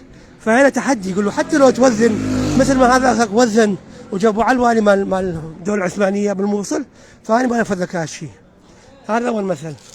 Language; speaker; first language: Arabic; native; Arabic